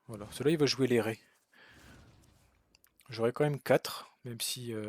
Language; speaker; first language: French; native; French